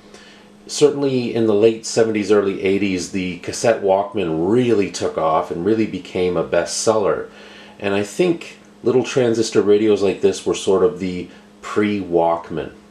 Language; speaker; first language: English; native; English